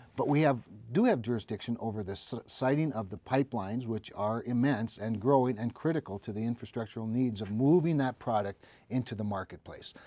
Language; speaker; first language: English; native; English